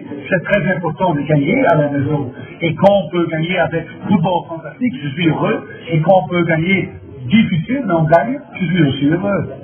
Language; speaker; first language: French; non-native, fluent; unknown